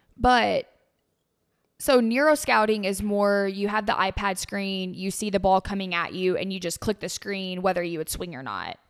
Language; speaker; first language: English; native; English